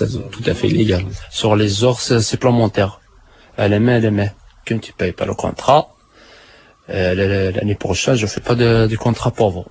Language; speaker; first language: French; non-native, learner; Arabic